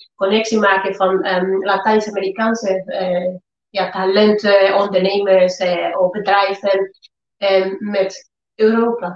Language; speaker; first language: Dutch; non-native, learner; Spanish